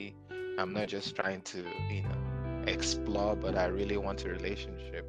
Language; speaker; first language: English; non-native, local second language; Yoruba